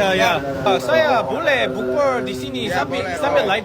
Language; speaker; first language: Indonesian; non-native, fluent; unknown